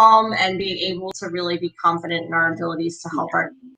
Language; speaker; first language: English; native; English